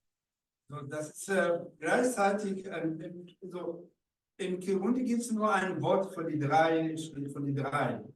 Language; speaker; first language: German; non-native, learner; Rundi